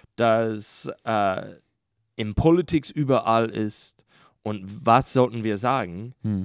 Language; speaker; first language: German; non-native, learner; English